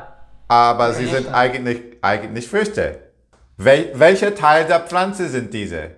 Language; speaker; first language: German; non-native, learner; English